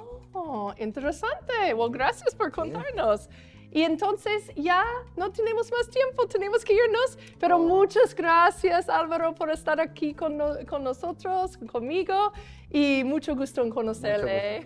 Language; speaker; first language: Spanish; non-native, learner; English